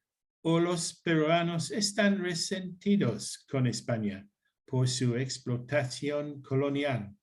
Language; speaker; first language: Spanish; non-native, learner; English